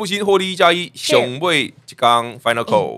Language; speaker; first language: Chinese; native; Chinese